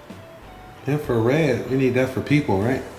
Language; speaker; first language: English; native; English